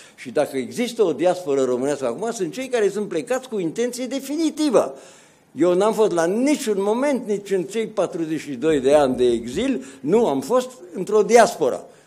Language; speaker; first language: Romanian; native; Romanian